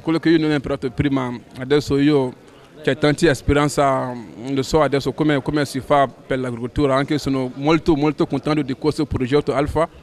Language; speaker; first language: Italian; non-native, learner; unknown